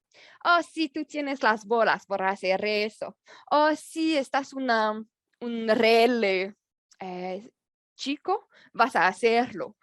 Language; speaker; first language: Spanish; non-native, learner; French